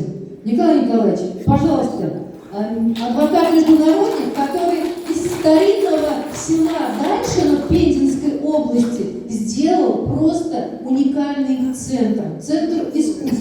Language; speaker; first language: Russian; native; Russian